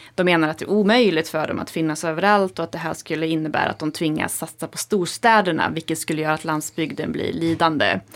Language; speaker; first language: Swedish; native; Swedish